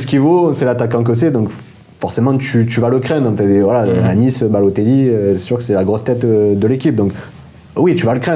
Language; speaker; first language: French; native; French